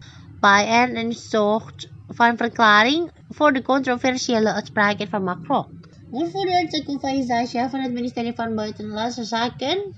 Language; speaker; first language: Dutch; non-native, fluent; Indonesian